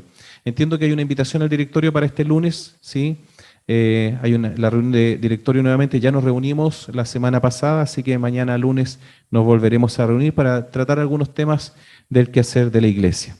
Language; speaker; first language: Spanish; native; Spanish